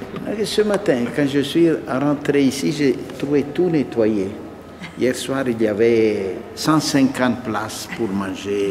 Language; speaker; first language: French; non-native, fluent; Italian